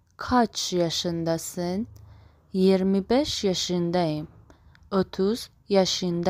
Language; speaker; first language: Turkish; non-native, fluent; Persian